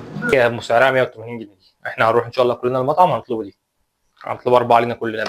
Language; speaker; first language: Arabic; native; Arabic